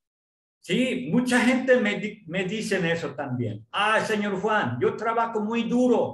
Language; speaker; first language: Spanish; non-native, learner; Korean